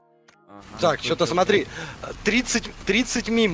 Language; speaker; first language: Russian; native; Russian